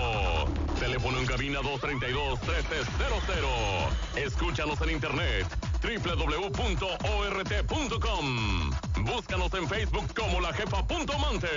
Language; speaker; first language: Spanish; native; Spanish